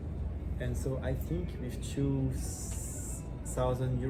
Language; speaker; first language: English; non-native, learner; French